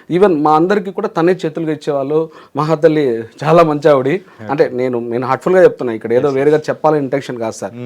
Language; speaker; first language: Telugu; native; Telugu